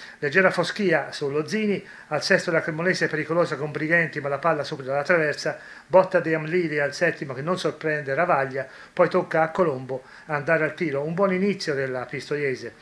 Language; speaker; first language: Italian; native; Italian